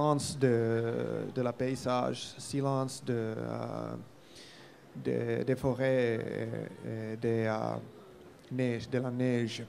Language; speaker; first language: French; non-native, learner; Finnish